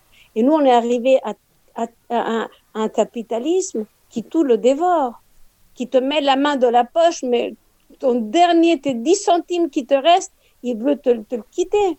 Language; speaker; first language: French; non-native, fluent; Spanish